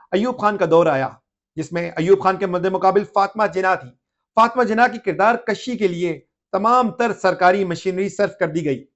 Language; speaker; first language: Urdu; native; Urdu